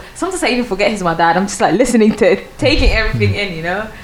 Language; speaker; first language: English; non-native, fluent; Swedish